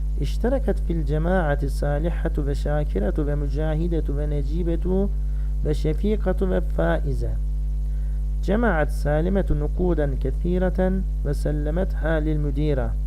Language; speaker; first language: Arabic; non-native, fluent; Turkish